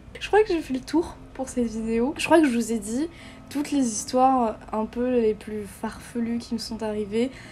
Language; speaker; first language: French; native; French